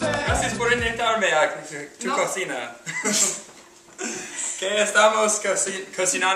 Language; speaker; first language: Spanish; non-native, learner; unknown